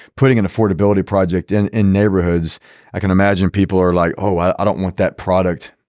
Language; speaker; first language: English; native; English